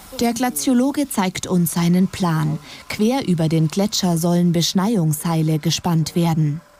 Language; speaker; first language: German; native; German